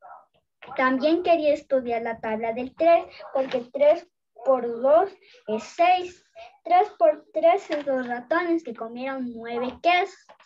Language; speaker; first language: Spanish; native; Spanish